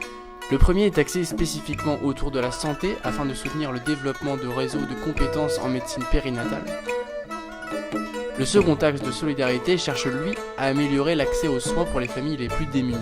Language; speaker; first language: French; native; French